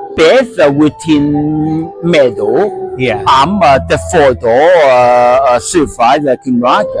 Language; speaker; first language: Welsh; non-native, learner; Cantonese